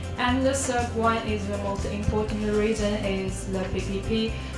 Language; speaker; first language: English; non-native, fluent; Chinese